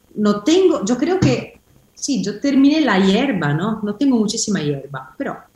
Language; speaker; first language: Spanish; non-native, learner; Italian